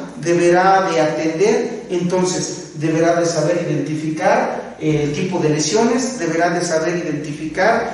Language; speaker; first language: Spanish; native; Spanish